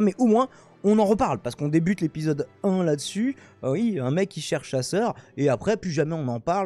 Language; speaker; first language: French; native; French